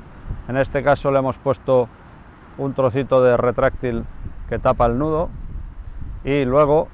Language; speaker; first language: Spanish; native; Spanish